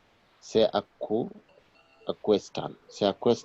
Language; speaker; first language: Spanish; non-native, learner; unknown